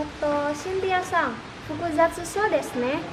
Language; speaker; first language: Japanese; non-native, learner; Indonesian